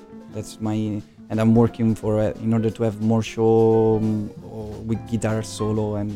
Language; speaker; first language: English; non-native, fluent; Italian